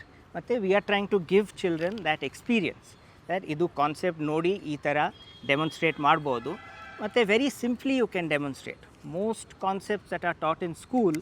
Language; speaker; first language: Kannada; non-native, local second language; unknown